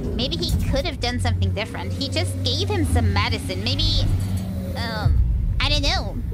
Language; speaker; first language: English; non-native, fluent; German